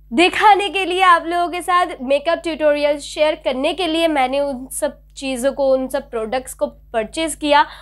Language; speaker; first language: Hindi; non-native, local second language; Bangla